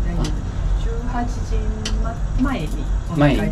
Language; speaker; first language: Japanese; non-native, learner; Chinese